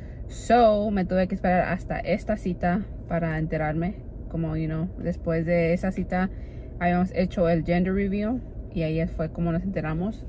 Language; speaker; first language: Spanish; early bilingual, heritage; Spanish